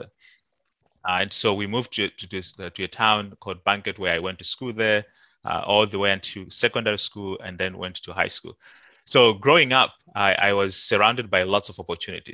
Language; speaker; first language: English; non-native, local second language; Shona